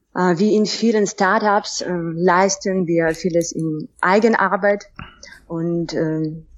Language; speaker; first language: German; non-native, fluent; Russian